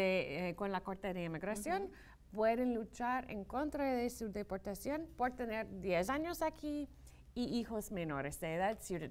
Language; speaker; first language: Spanish; non-native, fluent; English